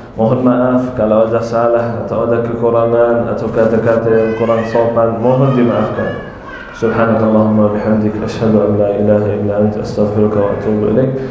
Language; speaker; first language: Malay; non-native, fluent; Arabic